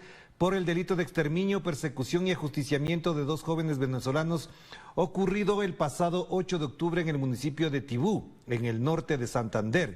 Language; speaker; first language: Spanish; native; Spanish